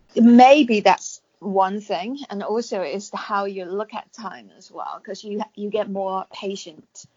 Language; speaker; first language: English; non-native, fluent; Chinese